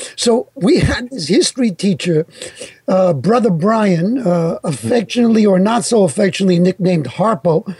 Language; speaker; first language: English; early bilingual, other home language; Italian